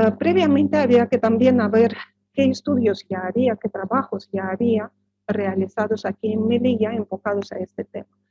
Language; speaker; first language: Spanish; non-native, fluent; Russian